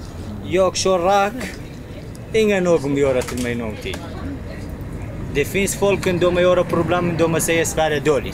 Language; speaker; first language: Swedish; non-native, learner; Persian